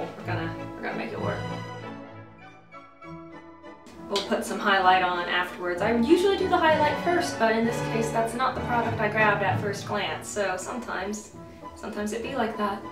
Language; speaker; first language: English; native; English